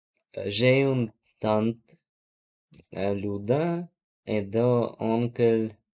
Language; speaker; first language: French; non-native, learner; Russian